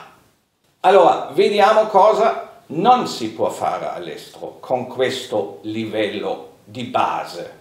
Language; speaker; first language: Italian; non-native, fluent; German